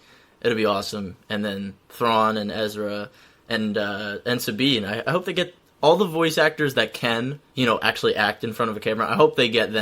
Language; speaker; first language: English; native; English